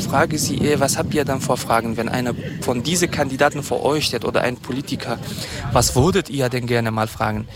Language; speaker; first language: German; non-native, fluent; Kurdish